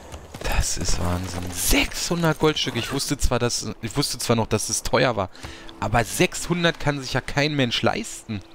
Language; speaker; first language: German; native; German